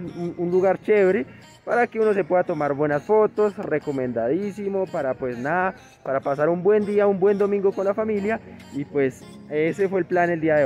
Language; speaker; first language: Spanish; native; Spanish